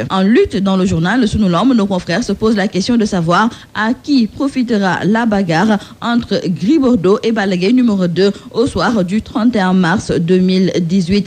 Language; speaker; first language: French; non-native, local second language; Wolof